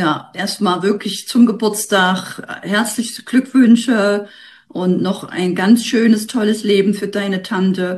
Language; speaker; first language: German; native; German